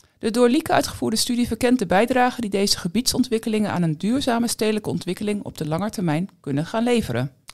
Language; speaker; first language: Dutch; native; Dutch